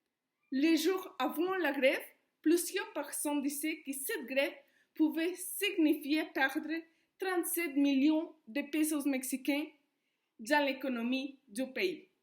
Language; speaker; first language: French; non-native, fluent; Spanish